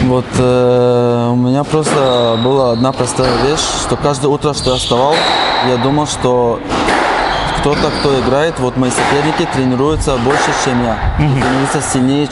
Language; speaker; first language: Russian; early bilingual, heritage; Russian